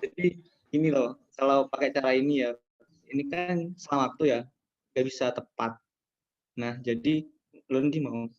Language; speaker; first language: Indonesian; native; Indonesian